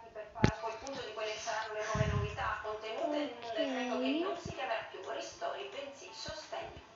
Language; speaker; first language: Italian; native; Italian